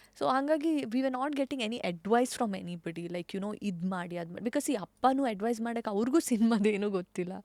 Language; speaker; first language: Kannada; non-native, local second language; Tulu